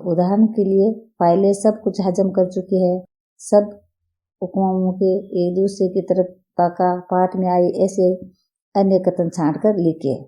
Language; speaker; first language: Hindi; native; Hindi